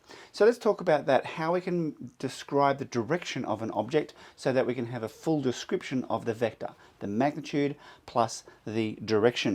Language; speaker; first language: English; native; English